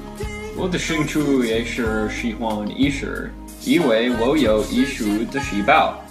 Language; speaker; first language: Chinese; non-native, learner; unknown